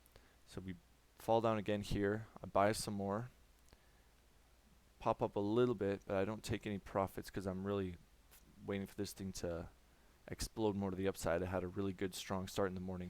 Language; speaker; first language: English; native; English